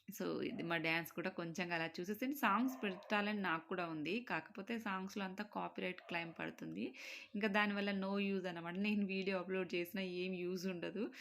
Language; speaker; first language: Telugu; non-native, local second language; Marwari